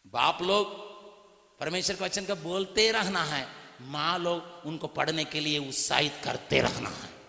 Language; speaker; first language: Hindi; non-native, local second language; Tamil